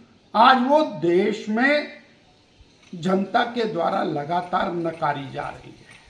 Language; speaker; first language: Hindi; native; Hindi